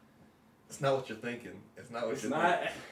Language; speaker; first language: English; native; English